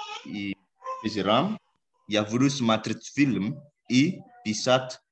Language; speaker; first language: Russian; non-native, learner; Indonesian